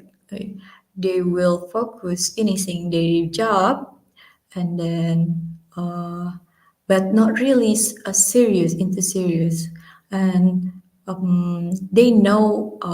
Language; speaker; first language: English; non-native, learner; Indonesian